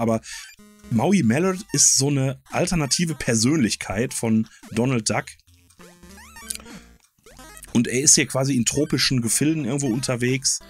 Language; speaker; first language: German; native; German